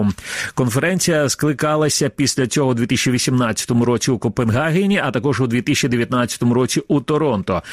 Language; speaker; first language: Ukrainian; native; Ukrainian